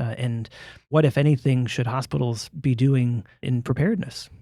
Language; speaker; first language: English; native; English